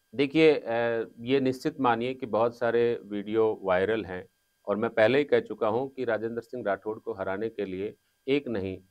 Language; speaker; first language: Hindi; native; Hindi